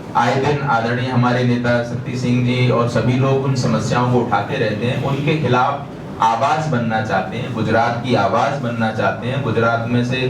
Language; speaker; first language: Hindi; native; Hindi